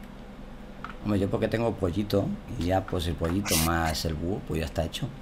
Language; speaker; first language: Spanish; native; Spanish